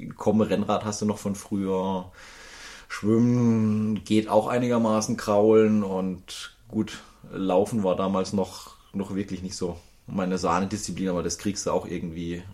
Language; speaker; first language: German; native; German